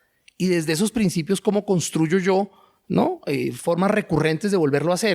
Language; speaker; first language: Spanish; native; Spanish